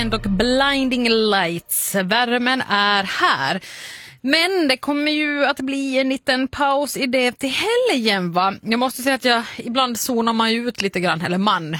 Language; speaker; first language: Swedish; native; Swedish